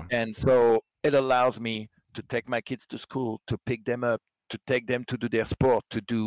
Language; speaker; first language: English; non-native, fluent; French